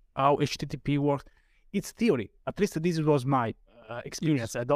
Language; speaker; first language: English; non-native, fluent; Italian